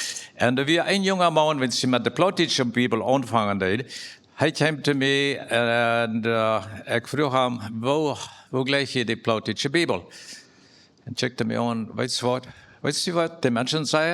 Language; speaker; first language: German; non-native, learner; Plautdietsch